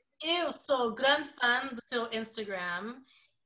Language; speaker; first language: Portuguese; early bilingual, other home language; English